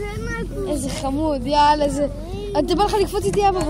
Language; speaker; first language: Hebrew; native; Hebrew